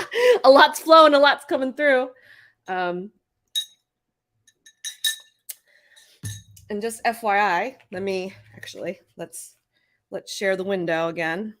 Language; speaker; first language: English; native; English